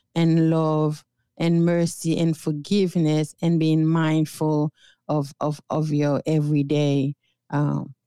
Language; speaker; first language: English; non-native, fluent; Haitian Creole